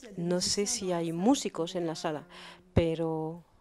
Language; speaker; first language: Spanish; non-native, fluent; French